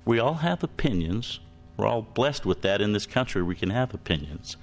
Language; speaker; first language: English; native; English